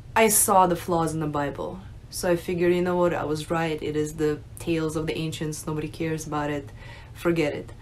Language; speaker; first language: English; early bilingual, other home language; Russian